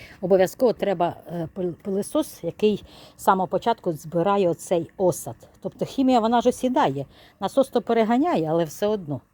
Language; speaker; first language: Ukrainian; native; Ukrainian